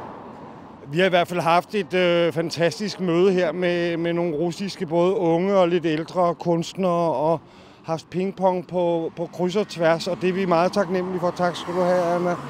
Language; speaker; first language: Danish; native; Danish